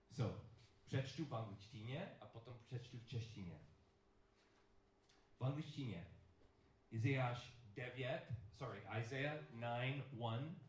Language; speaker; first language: Czech; non-native, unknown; English